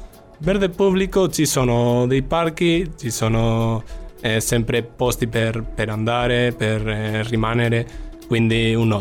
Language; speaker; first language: Italian; non-native, fluent; Spanish